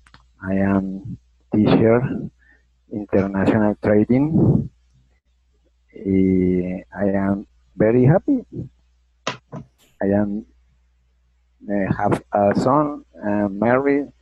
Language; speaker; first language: English; non-native, learner; Spanish